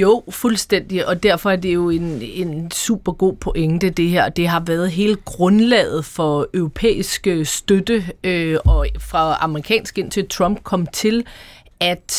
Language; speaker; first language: Danish; native; Danish